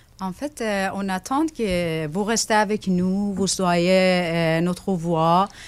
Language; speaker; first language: French; non-native, fluent; Persian